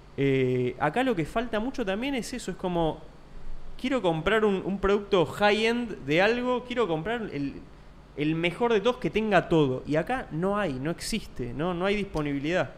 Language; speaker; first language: Spanish; native; Spanish